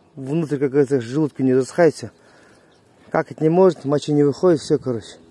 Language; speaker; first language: Russian; non-native, local second language; Kazakh